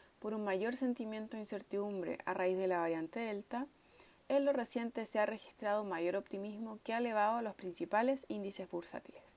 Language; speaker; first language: Spanish; native; Spanish